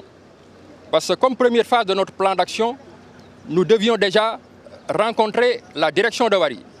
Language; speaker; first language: French; non-native, local second language; Wolof